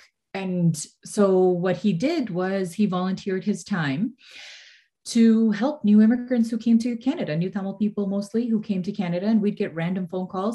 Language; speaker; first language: English; native; English